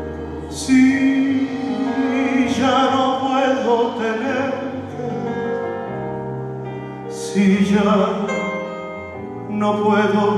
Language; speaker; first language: Spanish; native; Spanish